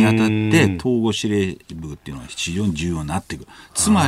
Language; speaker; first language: Japanese; native; Japanese